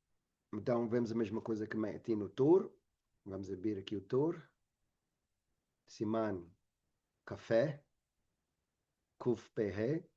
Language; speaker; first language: Portuguese; non-native, fluent; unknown